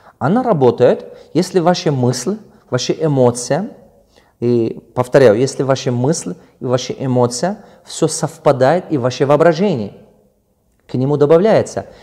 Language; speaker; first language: Russian; non-native, local second language; Tajik